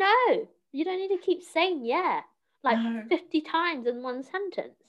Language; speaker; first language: English; early bilingual, other home language; Cantonese